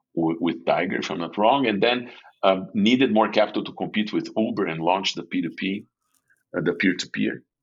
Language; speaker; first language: English; non-native, fluent; Portuguese